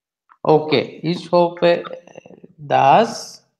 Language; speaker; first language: German; non-native, learner; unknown